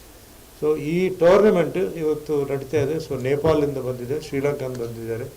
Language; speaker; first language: Kannada; non-native, local second language; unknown